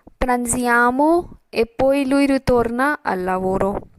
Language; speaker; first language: Italian; non-native, fluent; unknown